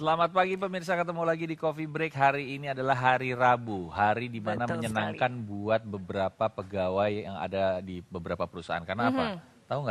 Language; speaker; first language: Indonesian; native; Indonesian